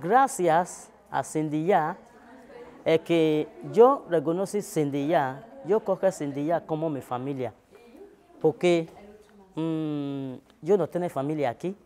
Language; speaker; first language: Spanish; non-native, learner; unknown